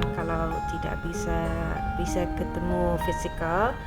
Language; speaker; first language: Indonesian; non-native, learner; Dutch